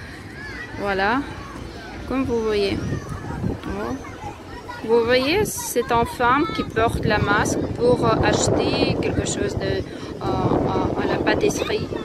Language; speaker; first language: French; non-native, learner; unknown